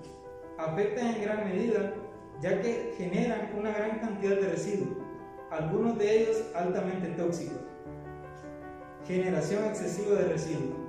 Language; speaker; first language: Spanish; native; Spanish